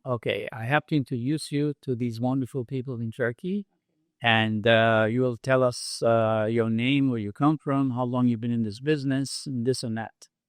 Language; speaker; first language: English; non-native, fluent; Turkish